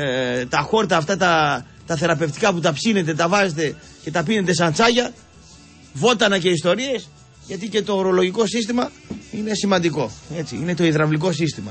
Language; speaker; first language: Greek; native; Greek